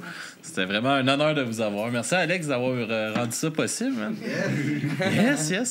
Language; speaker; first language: French; native; French